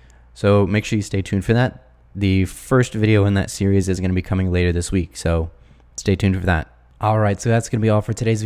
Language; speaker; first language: English; native; English